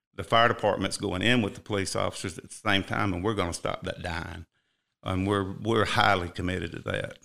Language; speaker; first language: English; native; English